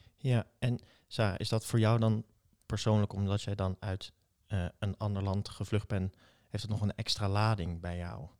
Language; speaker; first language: Dutch; native; Dutch